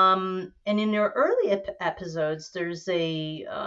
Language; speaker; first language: English; native; English